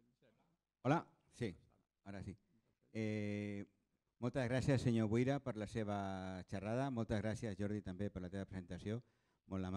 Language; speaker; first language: Catalan; non-native, local second language; Spanish